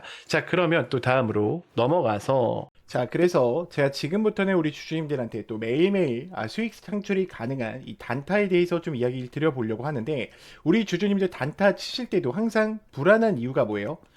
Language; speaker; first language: Korean; native; Korean